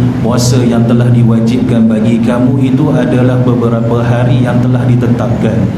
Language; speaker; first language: Malay; native; Malay